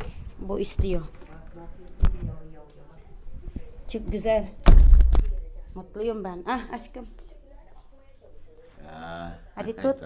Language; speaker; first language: Turkish; non-native, learner; Filipino